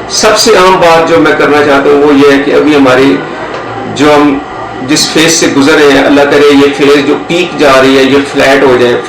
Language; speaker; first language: Urdu; non-native, local second language; Punjabi